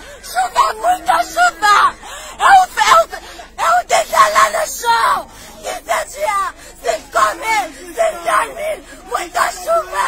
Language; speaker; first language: Portuguese; non-native, learner; Haitian Creole